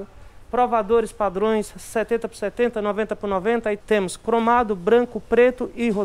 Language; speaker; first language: Portuguese; native; Portuguese